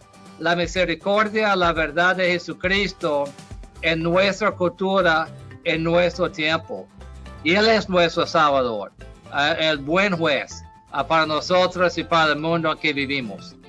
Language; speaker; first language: Spanish; non-native, fluent; English